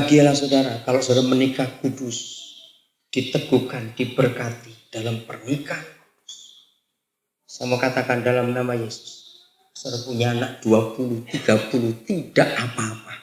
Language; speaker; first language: Indonesian; native; Indonesian